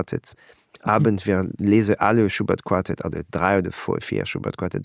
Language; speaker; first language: German; non-native, learner; French